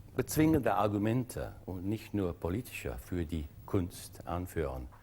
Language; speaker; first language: German; non-native, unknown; English